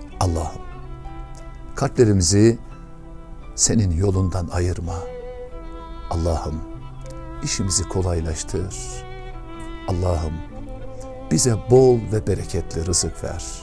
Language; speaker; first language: Turkish; native; Turkish